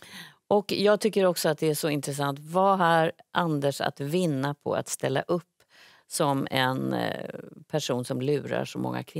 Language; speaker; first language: Swedish; native; Swedish